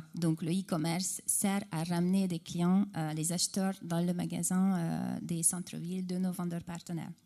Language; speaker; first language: French; non-native, fluent; Hungarian